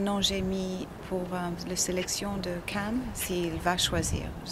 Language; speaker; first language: French; non-native, learner; English